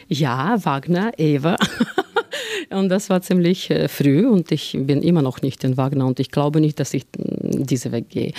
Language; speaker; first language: German; non-native, fluent; Russian